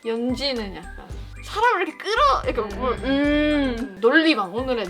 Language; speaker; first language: Korean; native; Korean